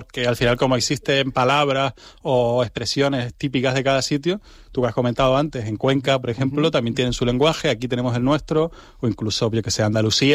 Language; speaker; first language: Spanish; native; Spanish